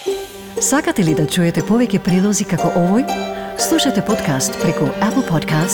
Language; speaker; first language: Macedonian; native; Macedonian